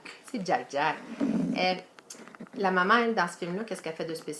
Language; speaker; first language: French; native; French